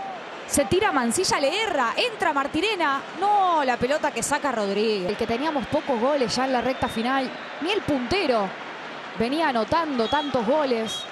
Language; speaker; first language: Spanish; native; Spanish